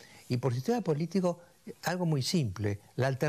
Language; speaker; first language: Spanish; native; Spanish